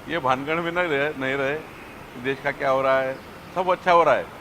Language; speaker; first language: Hindi; non-native, local second language; Marathi